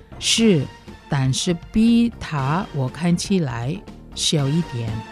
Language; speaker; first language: Chinese; non-native, fluent; Indonesian